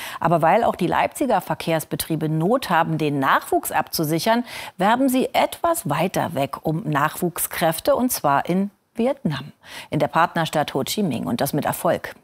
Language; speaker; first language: German; native; German